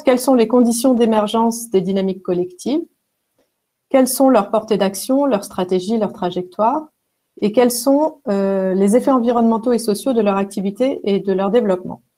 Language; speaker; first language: French; native; French